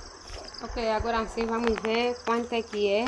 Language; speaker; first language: Portuguese; non-native, local second language; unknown